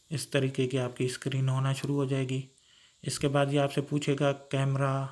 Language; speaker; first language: Urdu; non-native, local second language; Sindhi